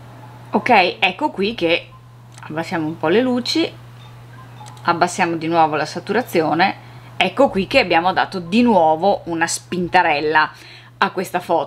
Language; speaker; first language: Italian; native; Italian